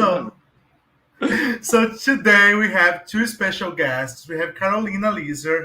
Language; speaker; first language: English; non-native, fluent; Portuguese